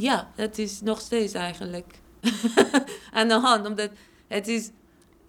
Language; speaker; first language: Dutch; non-native, fluent; Persian